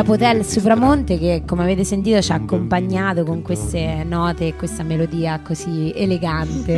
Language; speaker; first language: Italian; native; Italian